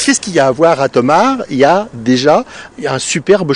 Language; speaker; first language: French; native; French